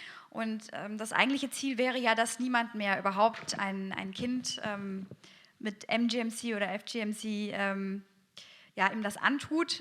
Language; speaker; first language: German; native; German